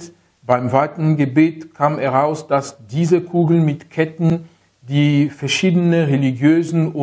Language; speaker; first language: German; non-native, fluent; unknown